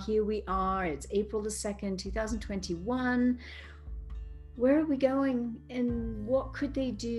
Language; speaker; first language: English; native; English